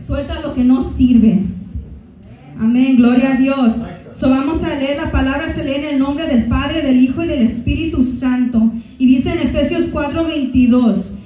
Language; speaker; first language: Spanish; early bilingual, heritage; Spanish